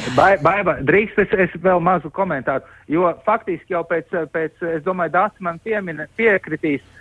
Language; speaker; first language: Latvian; native; Latvian